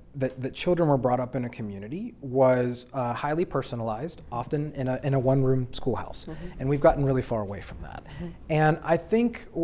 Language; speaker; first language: English; native; English